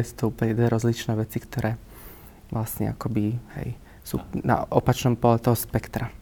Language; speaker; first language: Slovak; native; Slovak